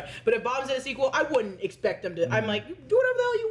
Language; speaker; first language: English; native; English